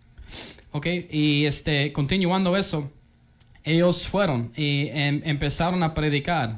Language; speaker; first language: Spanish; early bilingual, heritage; English